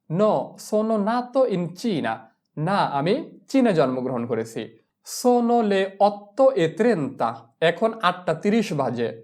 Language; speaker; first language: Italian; non-native, fluent; Bangla